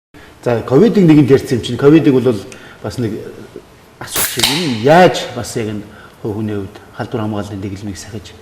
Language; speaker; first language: Mongolian; native; Mongolian